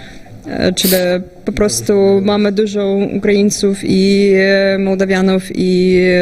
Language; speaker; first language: Polish; non-native, fluent; Russian